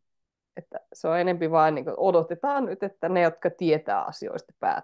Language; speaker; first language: Finnish; native; Finnish